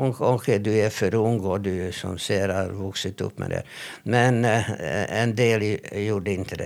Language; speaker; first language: Swedish; non-native, fluent; Hebrew